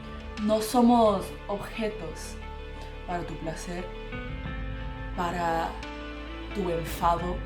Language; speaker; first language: Spanish; non-native, local second language; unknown